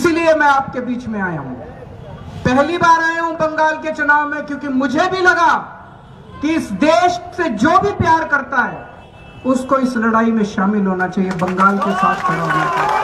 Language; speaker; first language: Hindi; native; Hindi